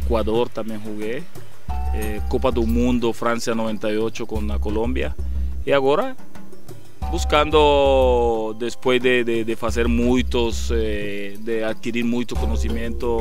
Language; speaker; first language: Portuguese; non-native, fluent; Spanish